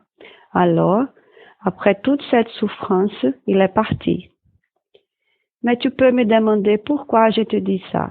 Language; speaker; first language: French; non-native, fluent; Portuguese